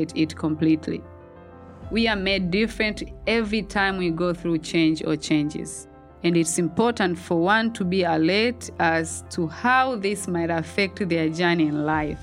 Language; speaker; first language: English; non-native, local second language; Swahili